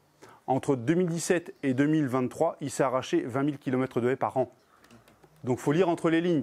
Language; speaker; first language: French; native; French